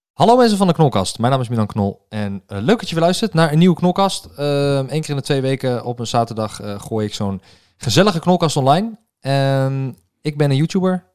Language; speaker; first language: Dutch; native; Dutch